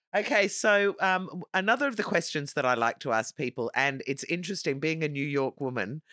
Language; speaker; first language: English; native; English